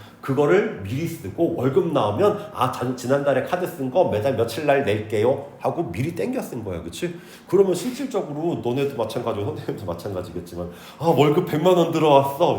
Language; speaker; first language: Korean; native; Korean